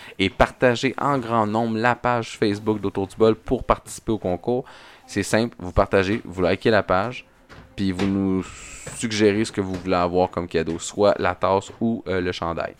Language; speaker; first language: French; native; French